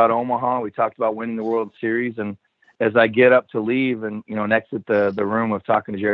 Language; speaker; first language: English; native; English